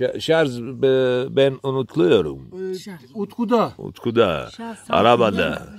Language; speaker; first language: Turkish; non-native, learner; Abkhazian